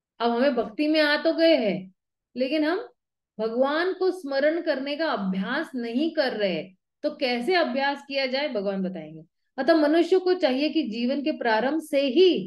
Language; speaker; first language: Hindi; native; Hindi